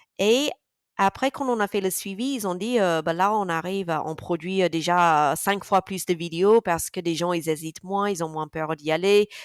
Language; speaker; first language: French; non-native, fluent; English